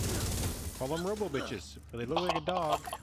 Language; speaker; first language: English; native; English